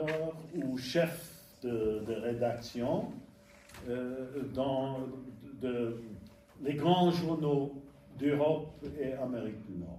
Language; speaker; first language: French; non-native, fluent; English